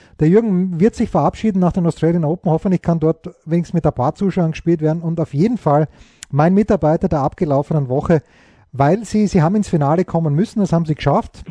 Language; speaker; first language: German; native; German